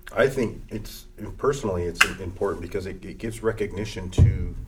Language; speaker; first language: English; early bilingual, other home language; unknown